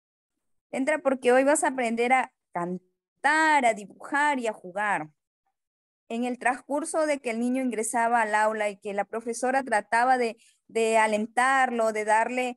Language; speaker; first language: Spanish; native; Spanish